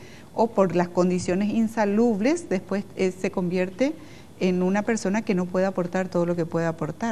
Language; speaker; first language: Spanish; native; Spanish